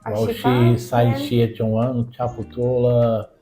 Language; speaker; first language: Chinese; non-native, learner; Portuguese